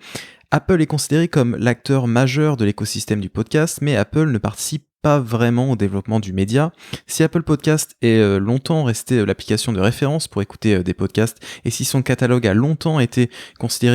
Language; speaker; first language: French; native; French